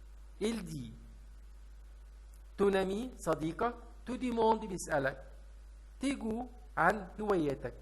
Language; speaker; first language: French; non-native, fluent; Arabic